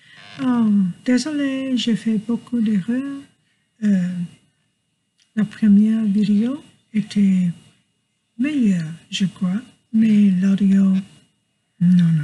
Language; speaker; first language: French; non-native, learner; English